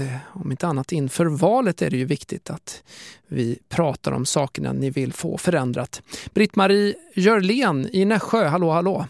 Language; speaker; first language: Swedish; native; Swedish